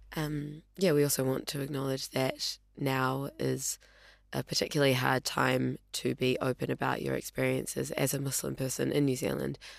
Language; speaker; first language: English; early bilingual, other home language; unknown